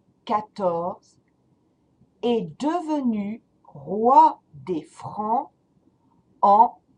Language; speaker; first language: French; non-native, fluent; English